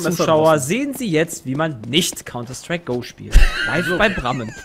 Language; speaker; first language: German; native; German